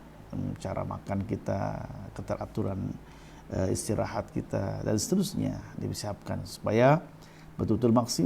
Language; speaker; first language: Indonesian; native; Indonesian